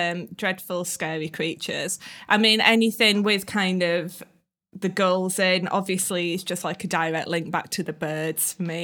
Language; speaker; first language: English; native; English